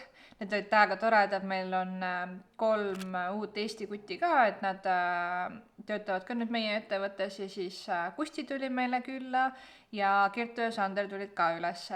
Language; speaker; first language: Estonian; native; Estonian